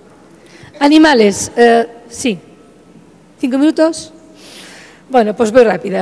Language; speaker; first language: Spanish; native; Spanish